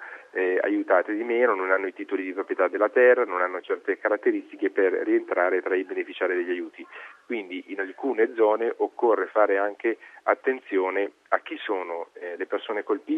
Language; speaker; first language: Italian; native; Italian